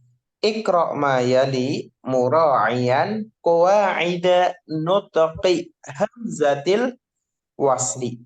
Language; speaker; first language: Arabic; non-native, fluent; Indonesian